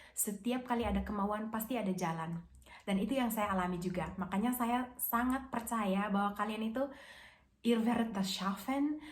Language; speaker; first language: Indonesian; native; Indonesian